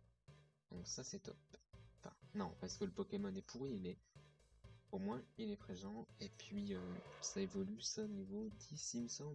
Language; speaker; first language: French; native; French